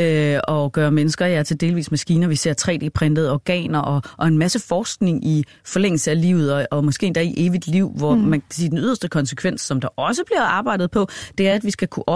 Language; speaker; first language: Danish; native; Danish